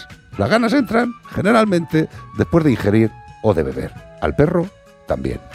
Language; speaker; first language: Spanish; native; Spanish